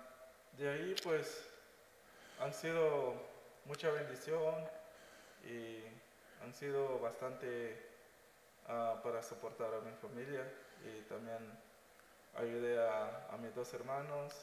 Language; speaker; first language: Spanish; non-native, local second language; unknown